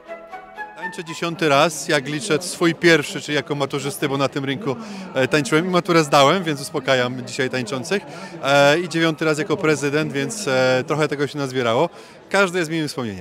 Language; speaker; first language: Polish; native; Polish